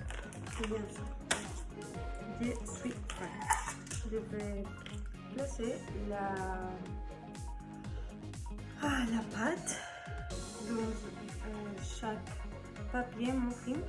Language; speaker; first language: French; non-native, learner; Spanish